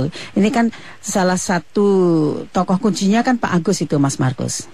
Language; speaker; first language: Indonesian; native; Indonesian